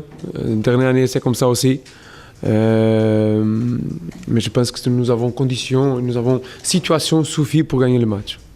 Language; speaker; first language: French; non-native, learner; Portuguese